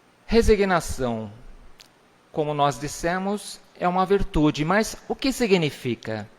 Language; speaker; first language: Portuguese; native; Portuguese